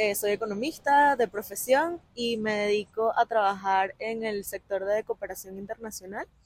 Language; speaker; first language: Spanish; native; Spanish